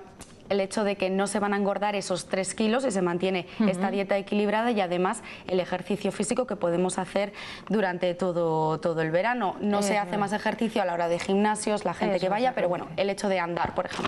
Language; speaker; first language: Spanish; native; Spanish